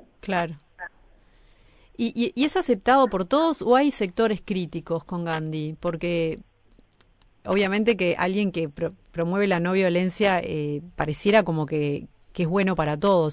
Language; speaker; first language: Spanish; native; Spanish